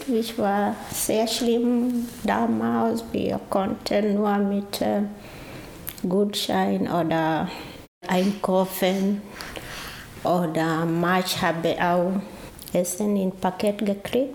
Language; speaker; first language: German; non-native, learner; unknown